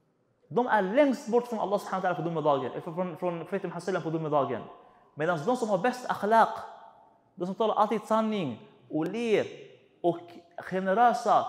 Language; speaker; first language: Swedish; non-native, fluent; Arabic